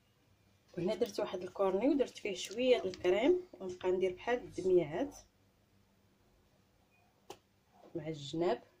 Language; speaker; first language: Arabic; native; Arabic